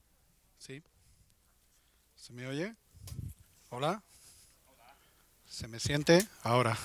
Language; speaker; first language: Spanish; native; Spanish